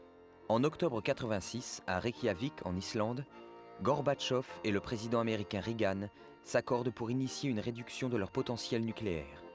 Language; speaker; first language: French; native; French